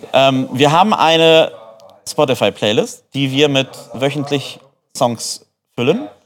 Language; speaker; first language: German; early bilingual, other home language; Polish